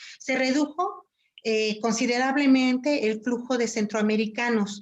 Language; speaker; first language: Spanish; native; Spanish